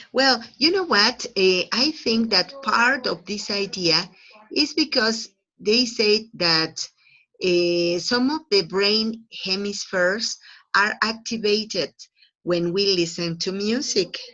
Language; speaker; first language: English; non-native, fluent; Spanish